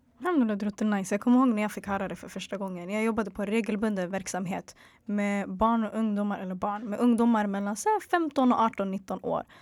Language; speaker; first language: Swedish; early bilingual, other home language; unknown